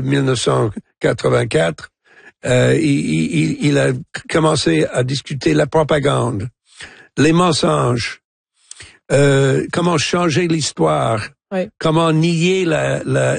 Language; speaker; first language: French; non-native, local second language; English